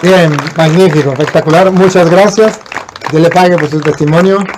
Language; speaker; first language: Spanish; native; Spanish